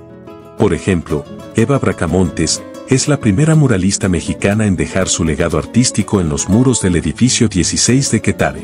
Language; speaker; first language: Spanish; native; Spanish